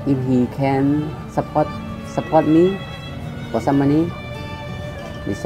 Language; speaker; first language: English; non-native, learner; Lao